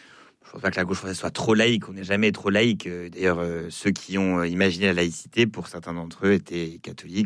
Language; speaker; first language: French; native; French